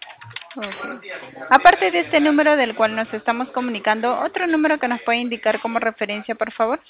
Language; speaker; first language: Spanish; native; Spanish